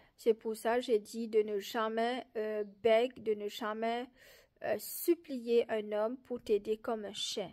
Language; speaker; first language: French; non-native, local second language; Morisyen